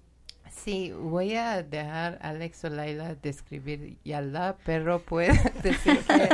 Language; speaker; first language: Spanish; non-native, learner; Persian